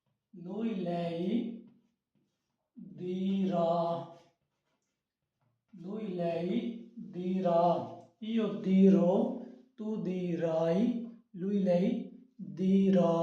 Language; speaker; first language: Italian; non-native, learner; Urdu